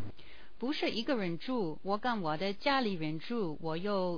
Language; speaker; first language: Chinese; non-native, learner; English